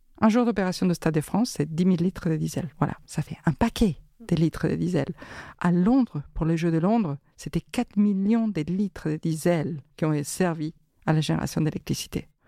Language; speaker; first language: French; non-native, fluent; Spanish